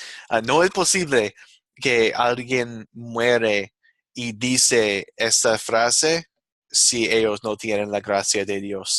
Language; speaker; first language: Spanish; non-native, fluent; English